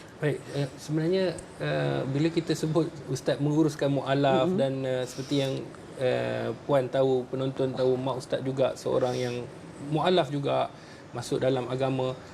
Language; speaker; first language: Malay; native; Malay